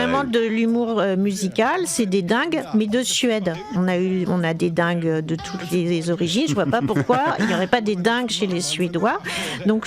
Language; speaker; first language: French; native; French